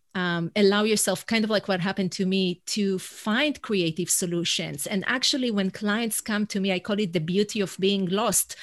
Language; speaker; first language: English; non-native, fluent; Hebrew